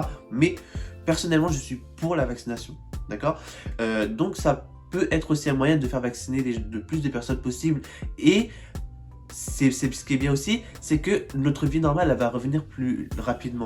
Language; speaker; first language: French; native; French